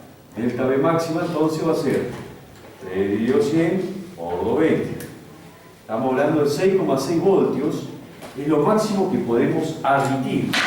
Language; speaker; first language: Spanish; native; Spanish